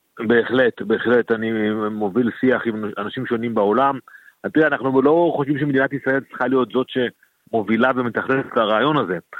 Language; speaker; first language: Hebrew; native; Hebrew